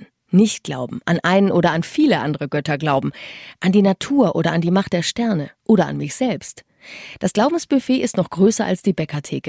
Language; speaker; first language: German; native; German